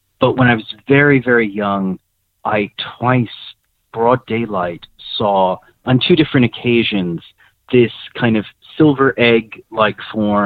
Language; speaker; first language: English; native; English